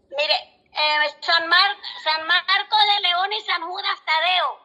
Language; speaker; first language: Spanish; native; Spanish